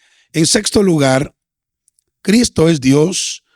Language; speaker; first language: Spanish; native; Spanish